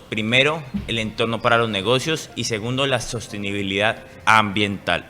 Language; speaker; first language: Spanish; native; Spanish